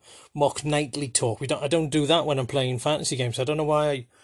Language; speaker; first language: English; native; English